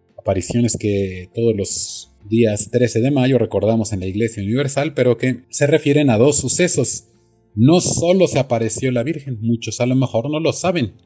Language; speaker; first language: Spanish; native; Spanish